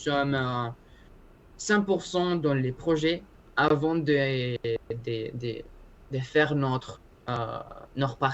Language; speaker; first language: French; non-native, learner; Spanish